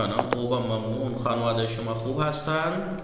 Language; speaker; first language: Persian; non-native, fluent; Urdu